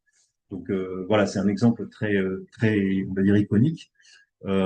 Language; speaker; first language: French; native; French